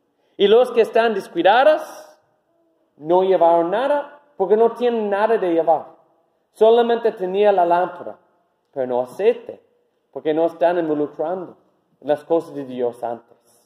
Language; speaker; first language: Spanish; non-native, learner; English